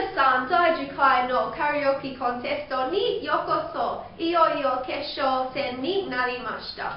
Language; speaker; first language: Japanese; non-native, learner; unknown